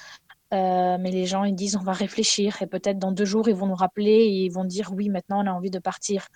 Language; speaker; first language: French; non-native, fluent; Ukrainian